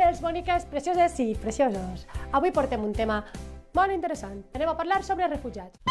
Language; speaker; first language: Catalan; early bilingual, other home language; Arabic